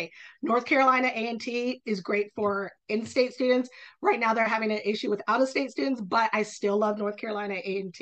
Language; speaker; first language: English; native; English